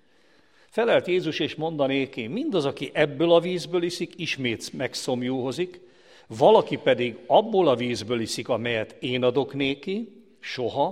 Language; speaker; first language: Hungarian; native; Hungarian